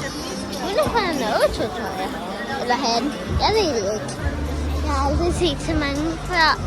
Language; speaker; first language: Danish; early bilingual, heritage; Danish